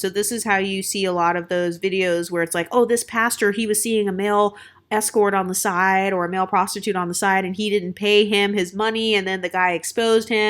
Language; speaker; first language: English; native; English